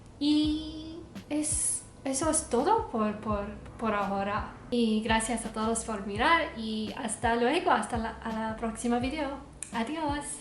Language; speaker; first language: Spanish; non-native, learner; Afrikaans